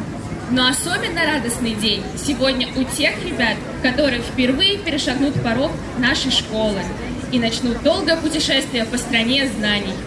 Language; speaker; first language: Russian; native; Russian